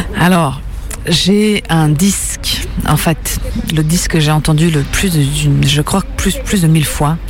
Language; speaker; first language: French; early bilingual, other home language; Serbian